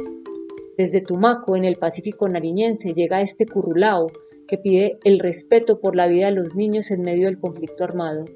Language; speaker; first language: Spanish; native; Spanish